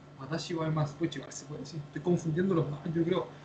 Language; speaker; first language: Spanish; native; Spanish